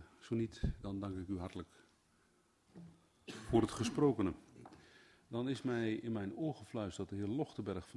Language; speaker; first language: Dutch; native; Dutch